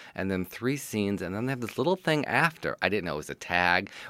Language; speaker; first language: English; native; English